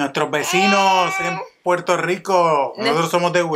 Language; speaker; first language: Spanish; native; Spanish